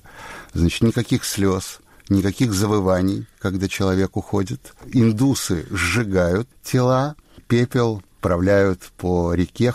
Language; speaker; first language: Russian; native; Russian